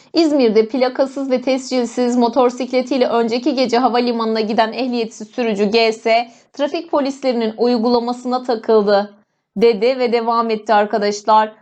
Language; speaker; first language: Turkish; native; Turkish